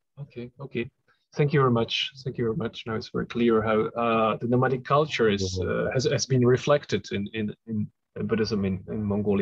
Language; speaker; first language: English; non-native, fluent; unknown